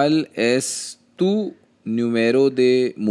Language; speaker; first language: Spanish; non-native, learner; Hindi